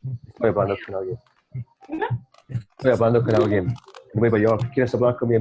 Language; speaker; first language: Spanish; non-native, learner; English